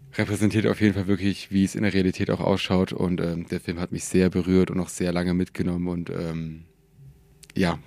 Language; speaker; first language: German; early bilingual, other home language; Persian